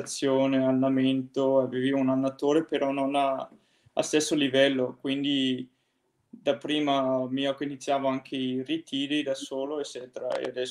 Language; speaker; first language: Italian; non-native, fluent; Danish